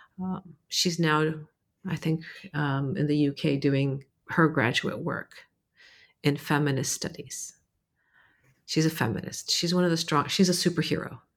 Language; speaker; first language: English; early bilingual, other home language; Arabic